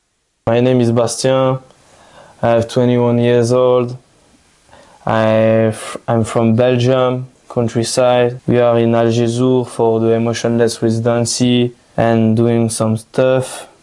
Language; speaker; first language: English; non-native, learner; French